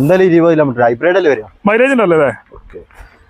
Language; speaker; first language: Malayalam; native; Malayalam